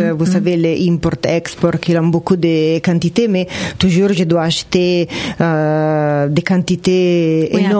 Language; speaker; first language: French; non-native, fluent; Italian